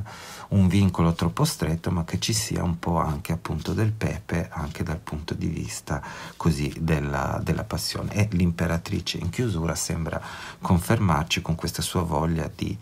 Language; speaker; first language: Italian; native; Italian